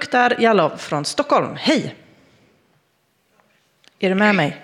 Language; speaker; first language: Swedish; native; Swedish